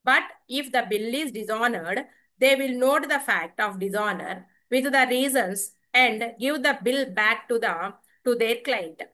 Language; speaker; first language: English; non-native, local second language; Telugu